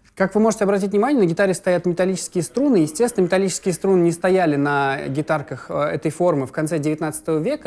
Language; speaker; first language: Russian; native; Russian